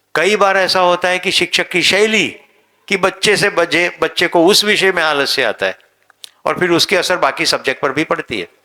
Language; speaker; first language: Hindi; non-native, local second language; Gujarati